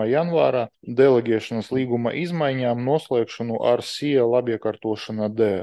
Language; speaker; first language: Latvian; non-native, local second language; Russian